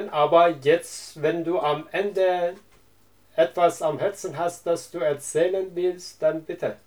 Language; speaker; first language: German; non-native, learner; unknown